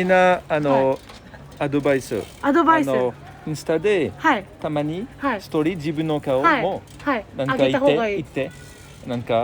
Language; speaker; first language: Japanese; non-native, fluent; French